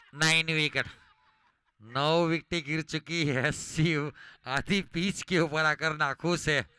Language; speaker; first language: Hindi; non-native, local second language; Gujarati